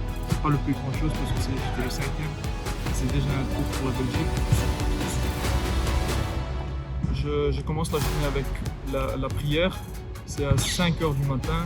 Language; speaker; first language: French; non-native, fluent; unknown